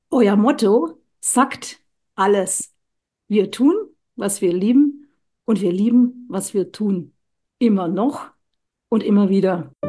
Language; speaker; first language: German; native; German